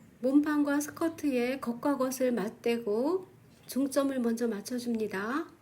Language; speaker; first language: Korean; native; Korean